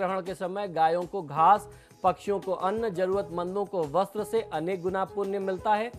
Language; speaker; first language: Hindi; native; Hindi